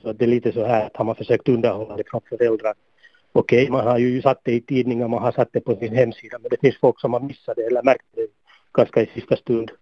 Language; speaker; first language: Swedish; native; Swedish